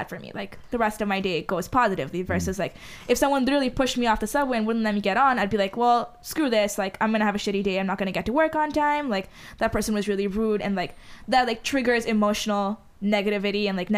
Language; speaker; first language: English; non-native, fluent; Hindi